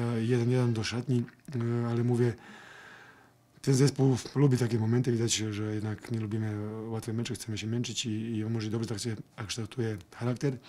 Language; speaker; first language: Polish; non-native, fluent; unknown